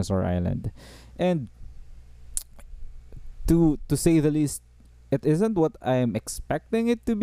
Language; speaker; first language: English; non-native, local second language; Filipino